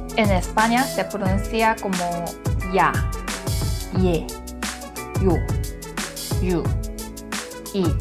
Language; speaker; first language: Spanish; non-native, learner; Korean